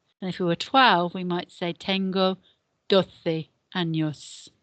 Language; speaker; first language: Spanish; non-native, fluent; English